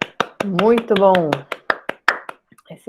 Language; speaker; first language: Portuguese; non-native, fluent; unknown